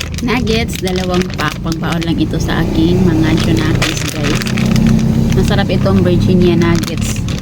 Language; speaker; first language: Filipino; non-native, local second language; Cebuano